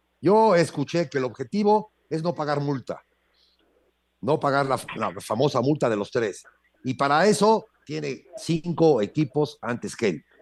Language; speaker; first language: Spanish; native; Spanish